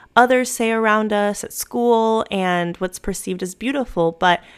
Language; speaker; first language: English; early bilingual, other home language; Spanish